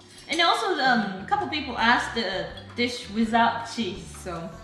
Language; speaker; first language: English; non-native, fluent; Japanese